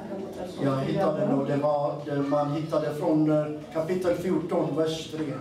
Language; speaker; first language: Swedish; non-native, fluent; Amharic